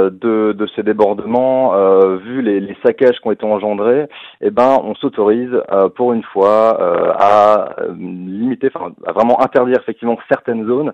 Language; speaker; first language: French; native; French